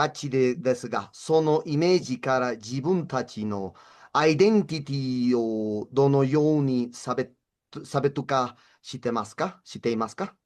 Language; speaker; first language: Japanese; non-native, learner; Spanish